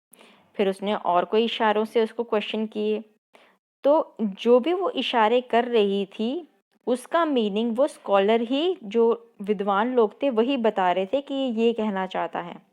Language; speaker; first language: Hindi; non-native, local second language; Punjabi